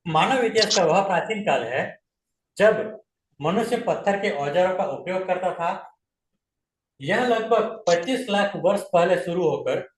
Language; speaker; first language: Hindi; non-native, local second language; Gujarati